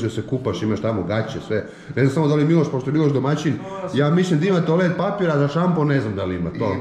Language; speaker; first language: Serbian; native; Serbian